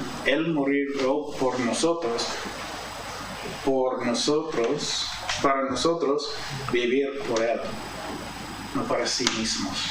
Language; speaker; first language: Spanish; non-native, fluent; English